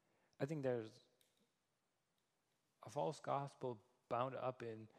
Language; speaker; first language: English; non-native, fluent; Danish